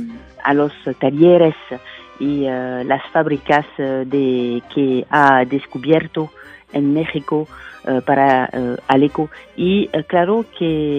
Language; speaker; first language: Spanish; non-native, fluent; French